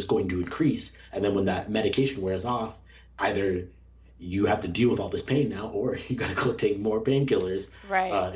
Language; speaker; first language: English; native; English